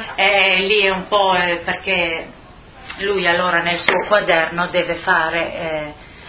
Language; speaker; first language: Italian; non-native, fluent; Swedish